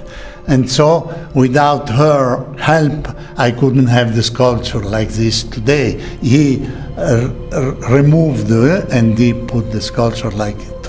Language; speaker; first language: English; non-native, learner; Italian